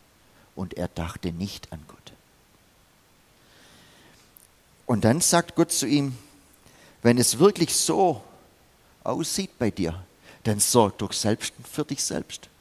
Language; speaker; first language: German; non-native, fluent; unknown